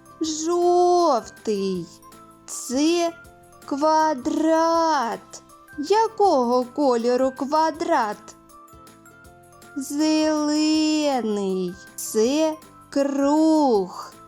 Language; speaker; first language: Ukrainian; native; Ukrainian